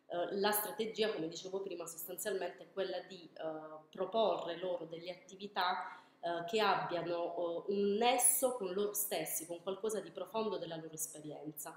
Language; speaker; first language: Italian; native; Italian